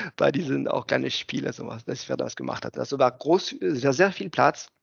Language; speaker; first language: German; non-native, fluent; French